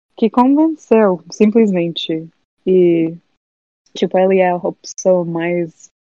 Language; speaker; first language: Portuguese; non-native, fluent; English